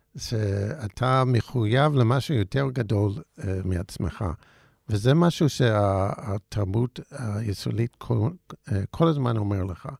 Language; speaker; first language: Hebrew; non-native, fluent; English